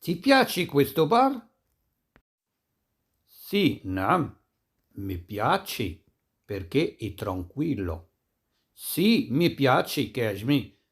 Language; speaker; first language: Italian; non-native, fluent; Arabic